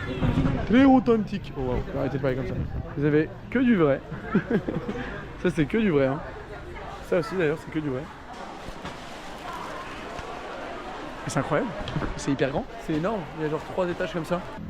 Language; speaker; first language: French; native; French